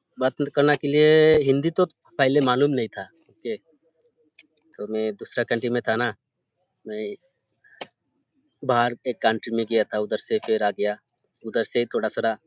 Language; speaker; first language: Hindi; non-native, learner; Bangla